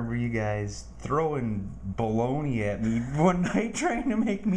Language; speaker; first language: English; native; English